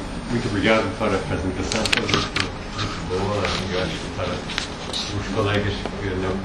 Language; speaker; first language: Portuguese; non-native, learner; English